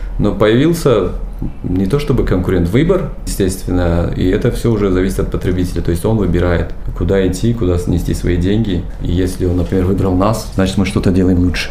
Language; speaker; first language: Russian; non-native, local second language; Tajik